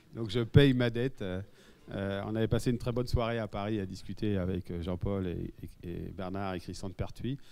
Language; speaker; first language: French; native; French